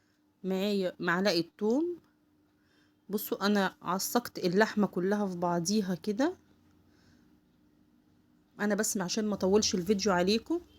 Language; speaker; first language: Arabic; native; Arabic